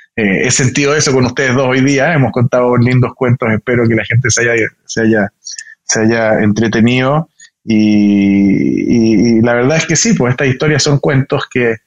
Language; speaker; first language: Spanish; native; Spanish